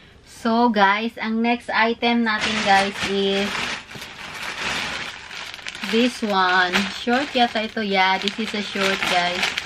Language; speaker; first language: English; non-native, local second language; Filipino